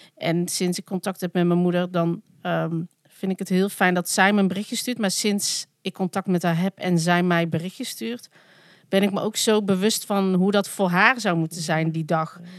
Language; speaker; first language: Dutch; native; Dutch